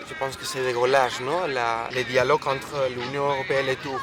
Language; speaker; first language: French; non-native, fluent; Spanish